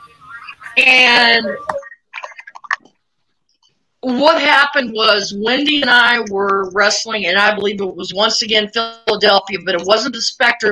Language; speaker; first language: English; native; English